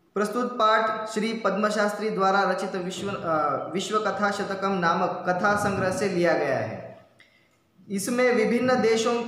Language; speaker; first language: Hindi; non-native, local second language; Marathi